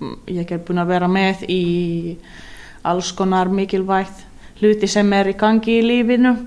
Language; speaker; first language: Icelandic; non-native, learner; Finnish